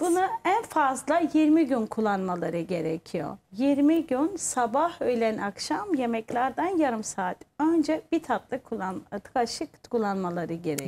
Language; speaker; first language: Turkish; non-native, fluent; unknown